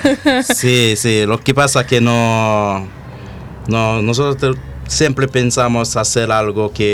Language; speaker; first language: Spanish; non-native, learner; Haitian Creole